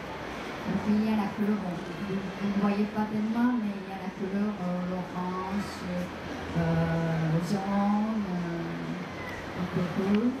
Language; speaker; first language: French; non-native, fluent; Japanese